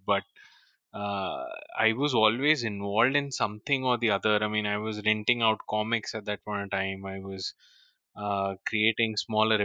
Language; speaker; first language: English; non-native, local second language; Hindi